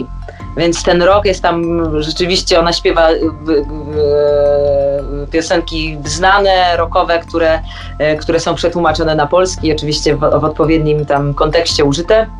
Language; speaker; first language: Polish; native; Polish